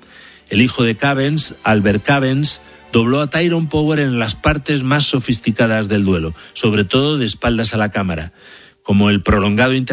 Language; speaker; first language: Spanish; native; Spanish